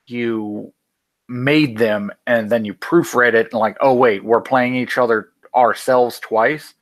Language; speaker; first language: English; native; English